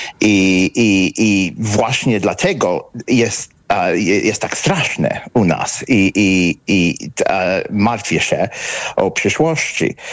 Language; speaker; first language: Polish; non-native, fluent; English